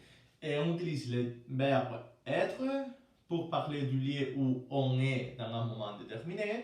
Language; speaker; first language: French; non-native, fluent; Spanish